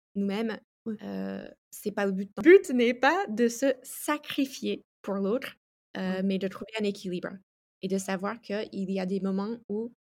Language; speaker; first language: French; non-native, fluent; English